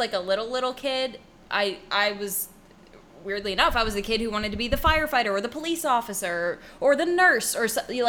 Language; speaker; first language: English; native; English